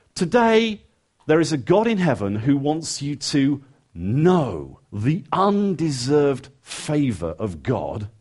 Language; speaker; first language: English; native; English